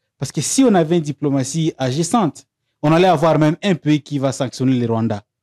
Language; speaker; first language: French; non-native, local second language; Swahili